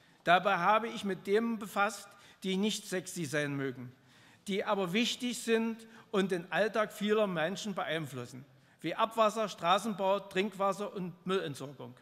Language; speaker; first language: German; native; German